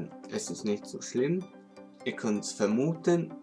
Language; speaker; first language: German; non-native, local second language; Swiss German